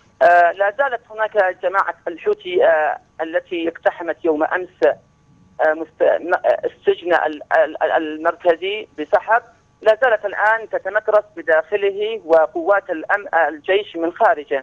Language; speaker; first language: Arabic; native; Arabic